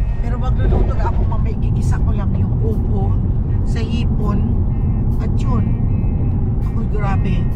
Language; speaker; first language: Filipino; non-native, local second language; Cebuano